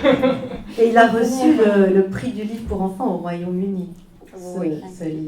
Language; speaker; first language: French; native; French